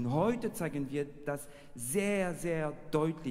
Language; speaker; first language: German; non-native, fluent; French